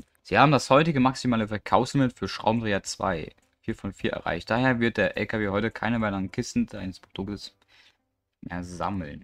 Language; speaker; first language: German; native; German